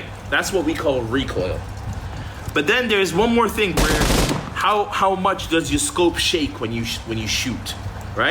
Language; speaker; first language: English; native; English